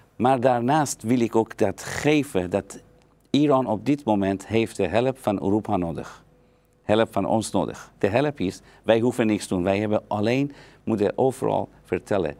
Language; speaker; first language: Dutch; non-native, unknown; Persian